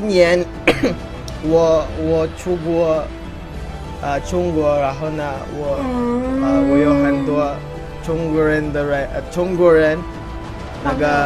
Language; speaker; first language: Chinese; non-native, learner; Filipino